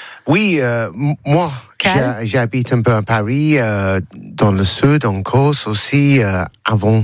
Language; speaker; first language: French; non-native, learner; English